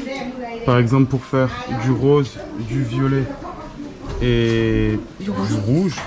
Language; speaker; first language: French; native; French